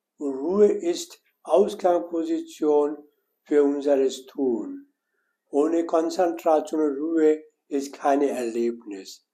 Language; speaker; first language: German; non-native, learner; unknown